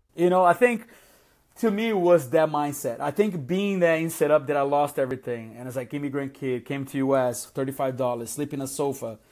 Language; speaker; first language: English; non-native, fluent; Portuguese